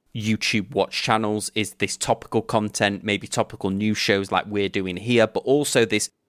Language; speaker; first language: English; native; English